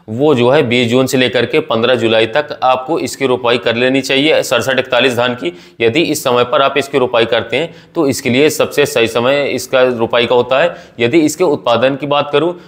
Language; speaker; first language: Hindi; native; Hindi